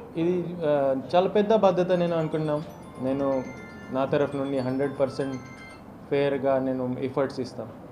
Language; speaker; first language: Telugu; non-native, local second language; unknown